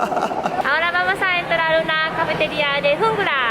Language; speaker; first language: Spanish; non-native, learner; Japanese